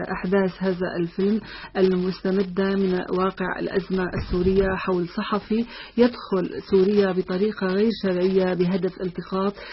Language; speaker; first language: Arabic; native; Arabic